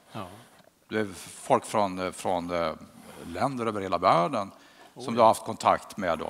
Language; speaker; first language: Swedish; native; Swedish